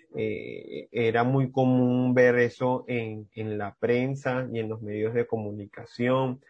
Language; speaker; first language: Spanish; native; Spanish